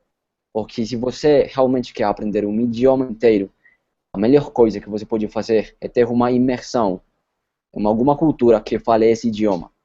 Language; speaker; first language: Portuguese; non-native, fluent; Spanish